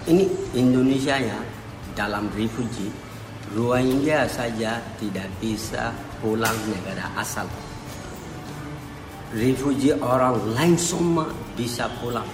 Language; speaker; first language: Indonesian; non-native, learner; Rohingya